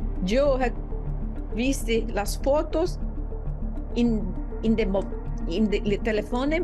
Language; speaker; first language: Spanish; non-native, learner; Portuguese